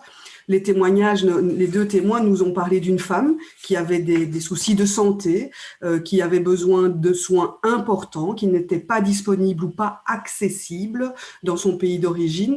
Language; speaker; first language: French; native; French